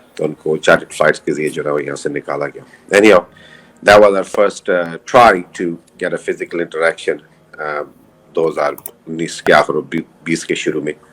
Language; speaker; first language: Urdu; native; Urdu